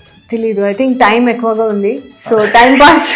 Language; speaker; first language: Telugu; non-native, learner; Hindi